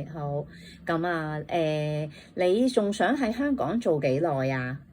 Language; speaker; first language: Cantonese; native; Cantonese